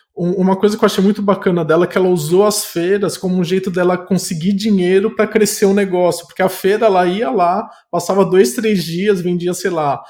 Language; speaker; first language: Portuguese; native; Portuguese